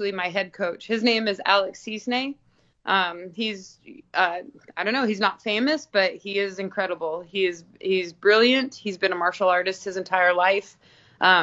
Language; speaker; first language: English; native; English